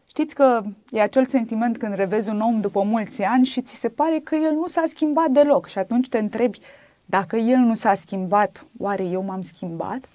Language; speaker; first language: Romanian; native; Romanian